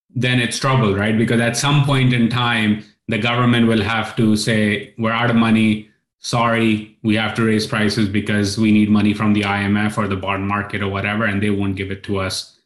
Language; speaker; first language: English; non-native, local second language; Urdu